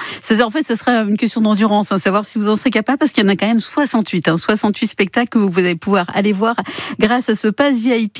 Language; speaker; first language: French; native; French